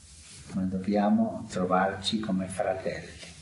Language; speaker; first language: Italian; non-native, fluent; Spanish